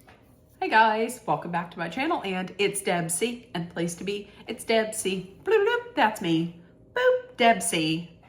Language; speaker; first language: English; native; English